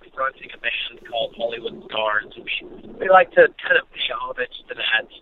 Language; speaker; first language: English; native; English